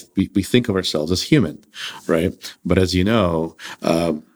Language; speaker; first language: English; early bilingual, other home language; Russian